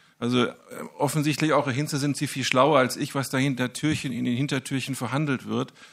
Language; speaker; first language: German; native; German